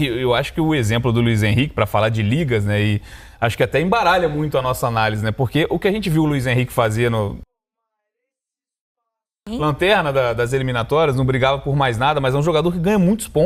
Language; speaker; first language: Portuguese; native; Portuguese